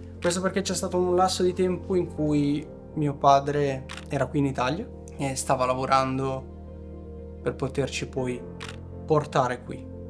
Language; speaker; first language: Italian; early bilingual, other home language; Portuguese